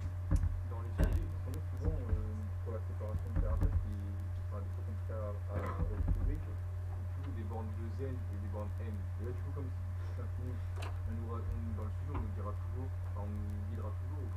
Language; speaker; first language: French; native; French